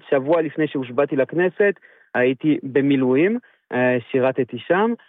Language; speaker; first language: Hebrew; non-native, fluent; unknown